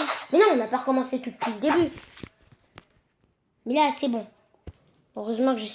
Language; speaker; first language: French; native; French